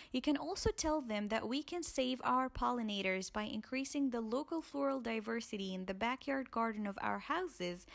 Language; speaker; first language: English; non-native, fluent; Arabic